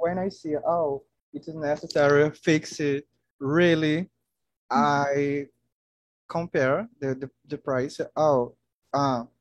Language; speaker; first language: English; non-native, learner; Portuguese